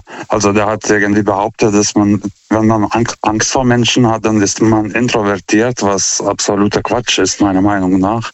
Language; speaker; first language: German; non-native, fluent; Lithuanian